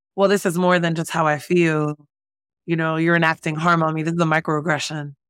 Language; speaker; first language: English; native; English